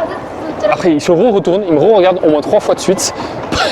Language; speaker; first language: French; native; French